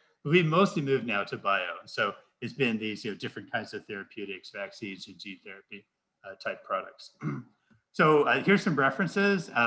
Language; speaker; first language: English; native; English